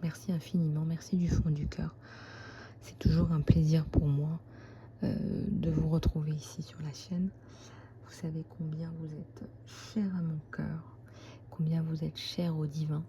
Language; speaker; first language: French; native; French